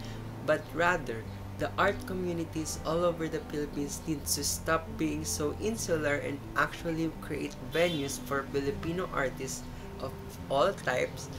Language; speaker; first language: English; non-native, local second language; Filipino